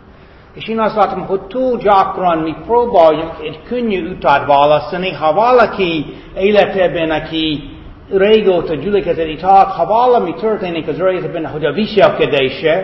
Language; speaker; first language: Hungarian; non-native, fluent; English